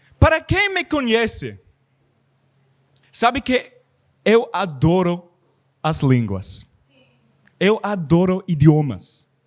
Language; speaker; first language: Portuguese; non-native, learner; English